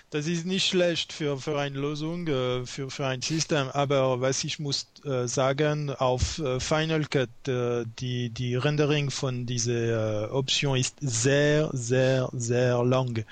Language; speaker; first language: German; non-native, learner; French